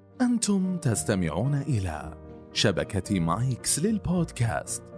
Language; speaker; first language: Arabic; native; Arabic